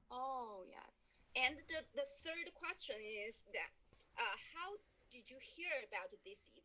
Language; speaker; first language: English; non-native, learner; Chinese